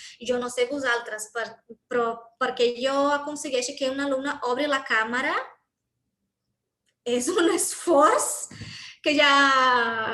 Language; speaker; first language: Catalan; non-native, fluent; Portuguese